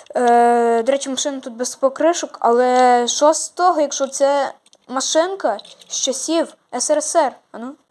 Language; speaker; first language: Ukrainian; native; Ukrainian